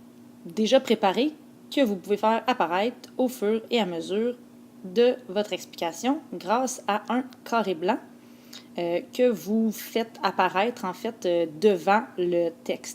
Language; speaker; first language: French; native; French